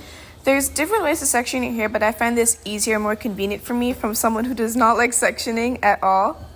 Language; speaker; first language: English; native; English